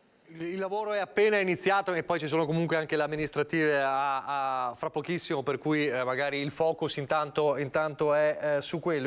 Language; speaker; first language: Italian; native; Italian